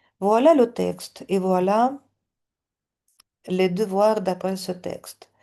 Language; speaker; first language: French; non-native, fluent; Russian